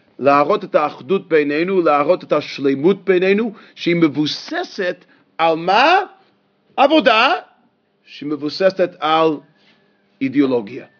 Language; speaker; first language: Hebrew; non-native, fluent; English